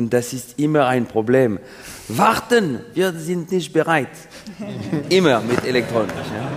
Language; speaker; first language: German; non-native, learner; French